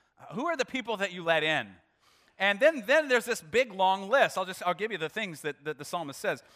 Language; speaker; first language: English; native; English